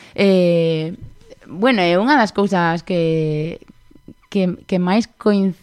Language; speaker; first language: Galician; non-native, local second language; Spanish